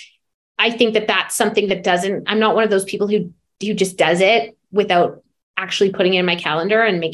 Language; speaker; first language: English; native; English